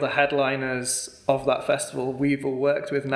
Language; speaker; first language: English; native; English